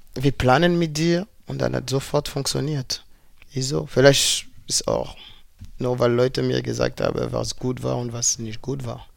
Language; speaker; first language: German; non-native, fluent; French